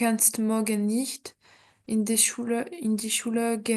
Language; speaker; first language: German; non-native, learner; French